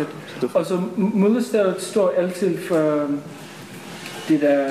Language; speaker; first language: Danish; non-native, fluent; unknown